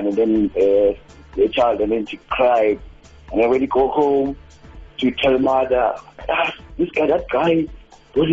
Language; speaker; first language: English; non-native, local second language; Xhosa